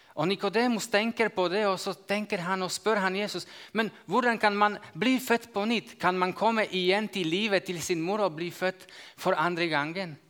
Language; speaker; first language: Norwegian; non-native, fluent; Slovak